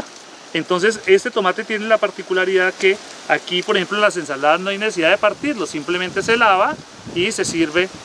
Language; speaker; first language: Spanish; native; Spanish